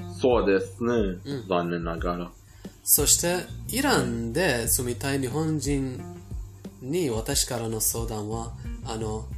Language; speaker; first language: Japanese; non-native, fluent; Persian